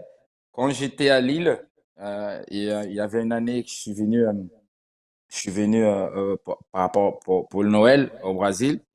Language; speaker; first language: French; non-native, fluent; Portuguese